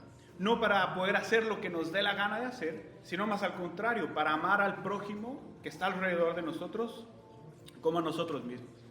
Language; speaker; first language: Spanish; native; Spanish